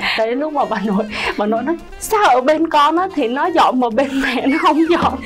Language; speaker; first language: Vietnamese; native; Vietnamese